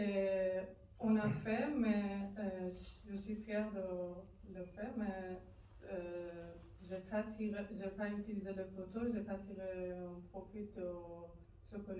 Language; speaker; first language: French; non-native, learner; Persian